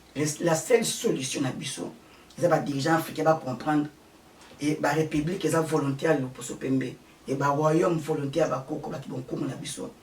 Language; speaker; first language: Lingala; non-native, local second language; Kongo